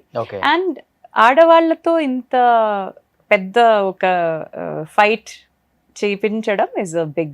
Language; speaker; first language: Telugu; non-native, learner; Malayalam